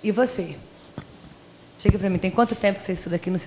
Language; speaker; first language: Portuguese; native; Portuguese